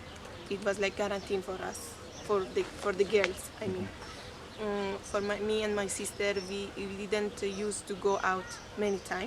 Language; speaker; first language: English; non-native, fluent; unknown